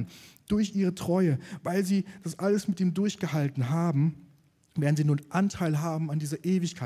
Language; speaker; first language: German; native; German